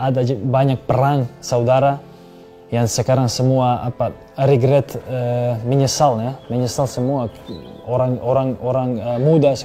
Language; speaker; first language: Indonesian; non-native, fluent; Serbian